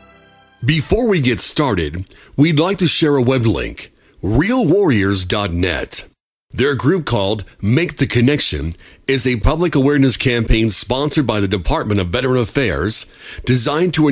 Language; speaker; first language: English; native; English